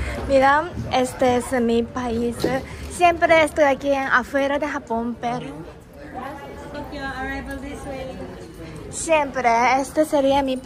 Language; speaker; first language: Spanish; non-native, learner; Japanese